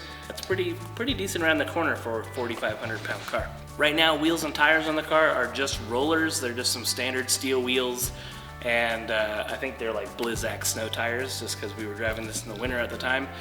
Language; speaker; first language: English; native; English